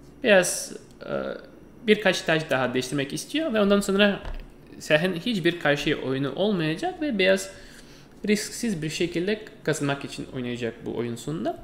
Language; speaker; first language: Turkish; non-native, fluent; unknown